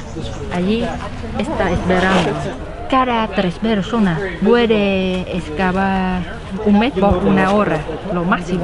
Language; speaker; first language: Spanish; non-native, fluent; Vietnamese